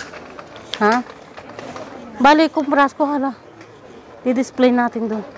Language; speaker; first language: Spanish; non-native, learner; Filipino